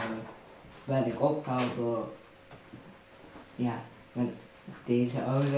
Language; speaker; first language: Dutch; early bilingual, other home language; Chinese